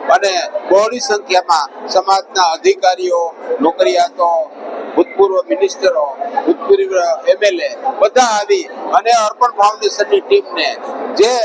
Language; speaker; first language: Gujarati; native; Gujarati